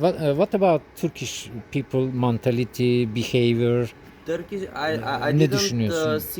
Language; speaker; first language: English; non-native, learner; Turkish